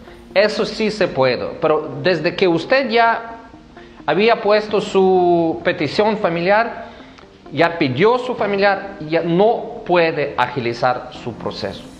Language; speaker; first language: Spanish; non-native, fluent; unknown